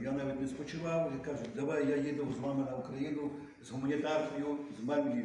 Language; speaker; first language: Ukrainian; early bilingual, heritage; Ukrainian